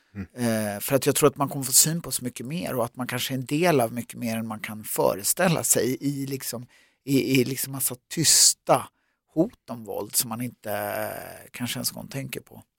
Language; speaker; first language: Swedish; native; Swedish